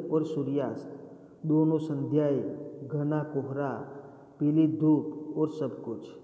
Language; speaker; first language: Hindi; non-native, local second language; Gujarati